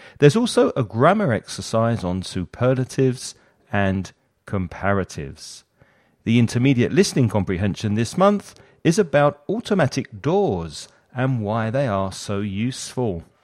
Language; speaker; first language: English; native; English